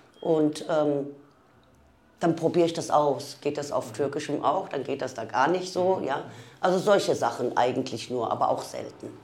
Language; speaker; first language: German; early bilingual, other home language; Turkish